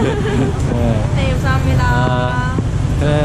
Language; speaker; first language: Korean; non-native, learner; Vietnamese